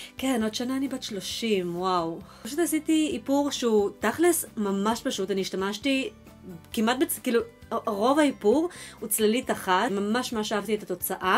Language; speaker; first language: Hebrew; early bilingual, other home language; Russian